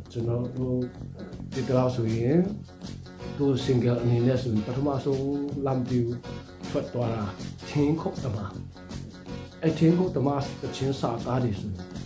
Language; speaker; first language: Burmese; non-native, local second language; Hakha Chin